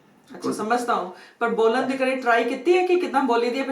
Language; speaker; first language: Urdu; non-native, local second language; Punjabi